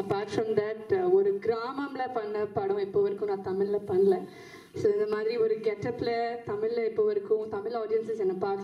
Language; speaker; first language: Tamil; non-native, fluent; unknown